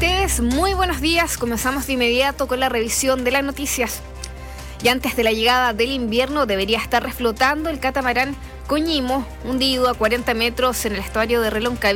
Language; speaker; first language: Spanish; native; Spanish